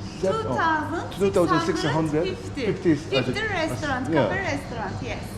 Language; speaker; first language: English; non-native, learner; Turkish